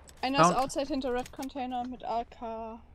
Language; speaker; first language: German; native; German